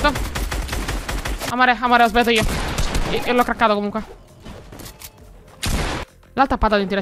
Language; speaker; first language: Italian; native; Italian